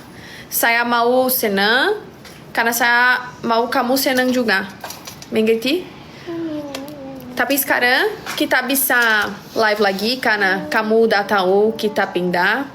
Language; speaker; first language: Indonesian; non-native, learner; Portuguese